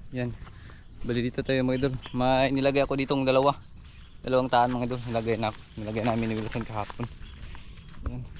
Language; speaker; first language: Filipino; non-native, local second language; Cebuano